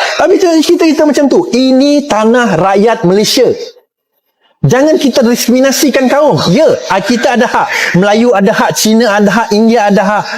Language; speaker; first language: Malay; non-native, local second language; Chinese